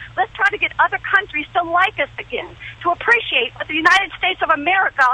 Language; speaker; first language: English; native; English